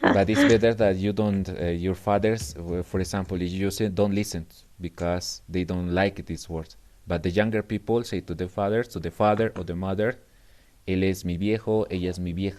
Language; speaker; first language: English; non-native, learner; Spanish